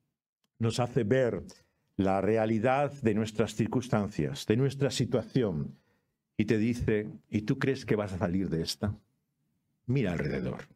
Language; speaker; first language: Spanish; native; Spanish